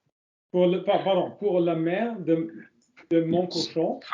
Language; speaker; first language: French; non-native, learner; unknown